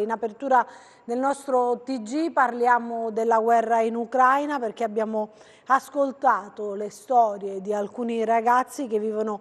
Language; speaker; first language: Italian; native; Italian